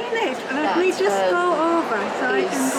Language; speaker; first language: English; native; English